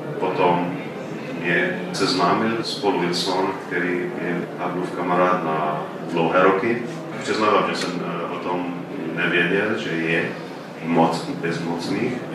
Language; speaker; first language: Czech; non-native, fluent; Arabic